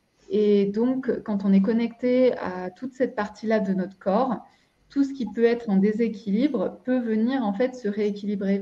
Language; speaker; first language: French; native; French